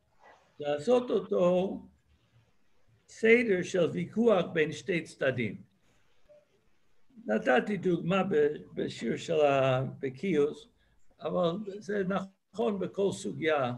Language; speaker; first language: Hebrew; non-native, fluent; English